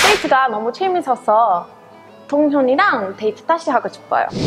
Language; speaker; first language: Korean; non-native, learner; English